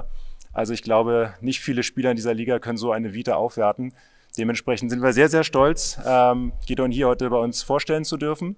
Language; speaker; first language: German; native; German